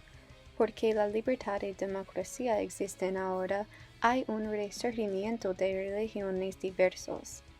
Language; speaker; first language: Spanish; non-native, learner; English